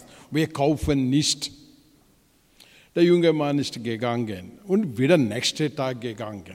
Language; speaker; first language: German; non-native, fluent; Telugu